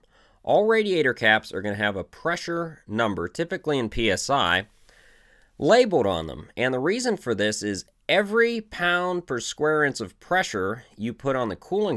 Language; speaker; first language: English; native; English